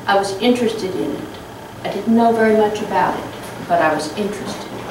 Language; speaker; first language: English; native; English